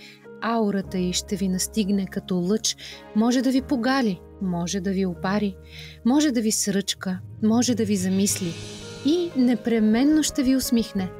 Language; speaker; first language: Bulgarian; native; Bulgarian